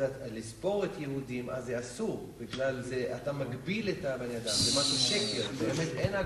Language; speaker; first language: Hebrew; non-native, fluent; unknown